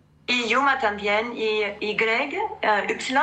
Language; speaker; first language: Spanish; non-native, fluent; French